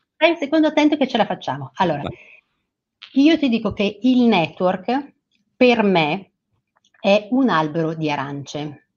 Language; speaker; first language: Italian; native; Italian